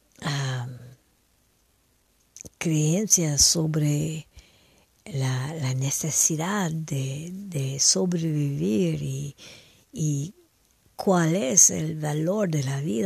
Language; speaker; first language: Spanish; non-native, fluent; French